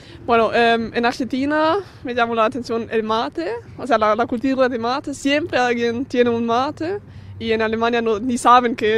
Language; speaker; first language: Spanish; non-native, fluent; German